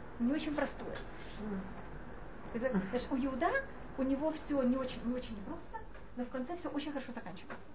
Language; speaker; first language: Russian; non-native, fluent; Hebrew